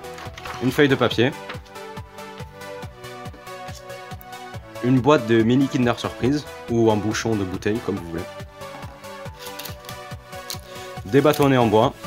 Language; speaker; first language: French; native; French